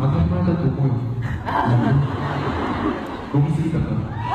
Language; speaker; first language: Japanese; non-native, learner; Korean